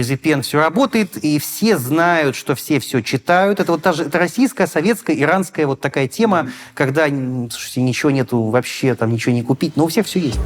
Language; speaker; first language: Russian; native; Russian